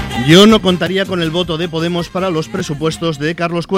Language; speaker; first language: Spanish; native; Spanish